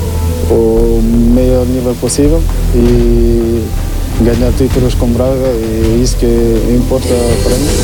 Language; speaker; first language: Portuguese; non-native, learner; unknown